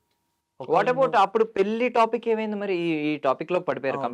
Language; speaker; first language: Telugu; native; Telugu